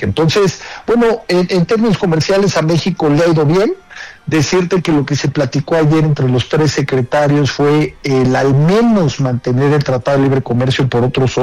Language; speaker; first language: Spanish; native; Spanish